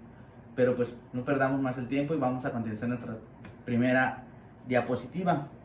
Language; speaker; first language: Spanish; native; Spanish